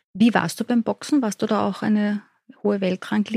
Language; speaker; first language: German; native; German